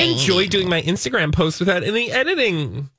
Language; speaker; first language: English; native; English